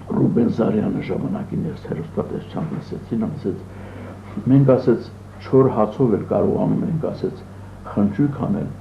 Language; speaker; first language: Armenian; early bilingual, other home language; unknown